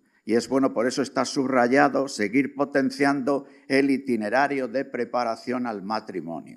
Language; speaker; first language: Spanish; native; Spanish